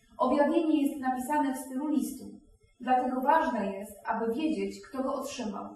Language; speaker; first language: Polish; native; Polish